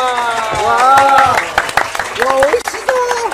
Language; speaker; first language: Japanese; non-native, fluent; Korean